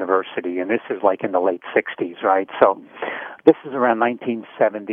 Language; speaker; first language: English; native; English